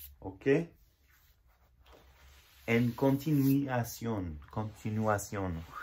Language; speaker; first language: Spanish; non-native, learner; French